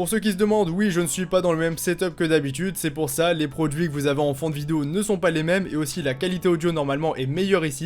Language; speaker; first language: French; native; French